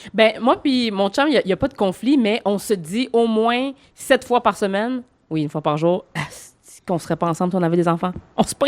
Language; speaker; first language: French; native; French